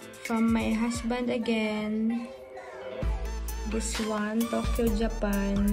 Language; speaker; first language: English; non-native, local second language; Filipino